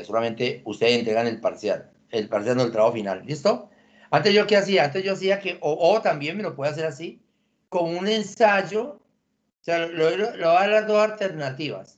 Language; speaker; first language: Spanish; native; Spanish